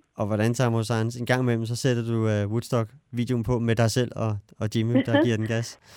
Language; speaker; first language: Danish; native; Danish